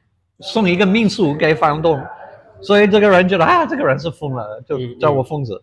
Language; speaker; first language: Chinese; non-native, fluent; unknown